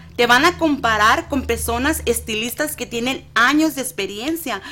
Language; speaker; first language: Spanish; native; Spanish